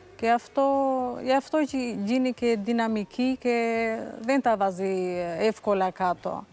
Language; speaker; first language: Greek; non-native, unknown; Albanian